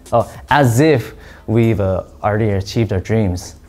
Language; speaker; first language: English; early bilingual, other home language; Korean